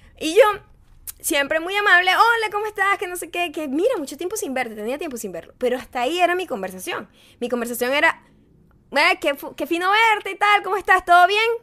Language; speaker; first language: Spanish; native; Spanish